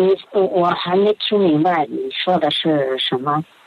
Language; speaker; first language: Chinese; native; Chinese